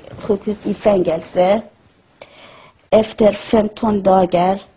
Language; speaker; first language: Swedish; non-native, learner; Persian